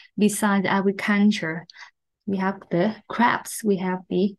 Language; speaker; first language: English; non-native, fluent; Vietnamese